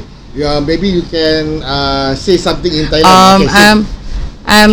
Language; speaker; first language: English; non-native, local second language; Malay